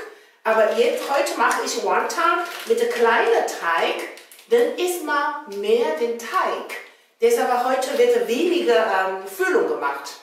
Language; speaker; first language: German; non-native, learner; Chinese